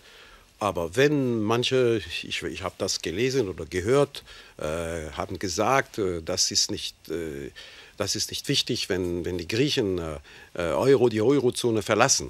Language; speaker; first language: German; non-native, fluent; French